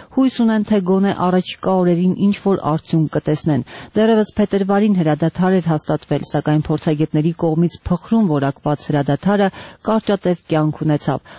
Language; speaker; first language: Armenian; native; Armenian